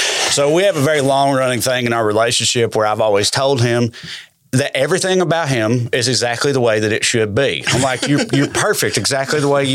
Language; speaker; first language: English; native; English